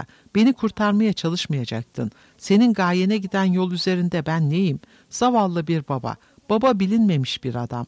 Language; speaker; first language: Turkish; native; Turkish